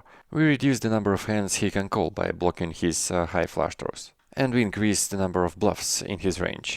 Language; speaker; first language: English; non-native, fluent; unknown